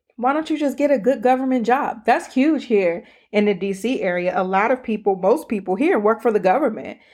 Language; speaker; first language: English; native; English